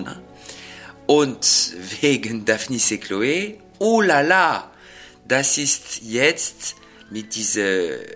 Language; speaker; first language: German; non-native, fluent; French